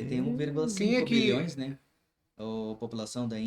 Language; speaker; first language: Portuguese; non-native, learner; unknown